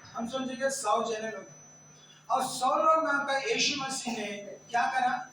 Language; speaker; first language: Hindi; non-native, local second language; Telugu